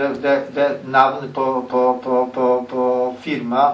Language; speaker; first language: Norwegian; non-native, learner; Polish